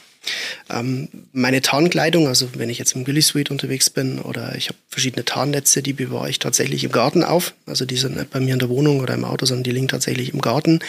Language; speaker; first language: German; native; German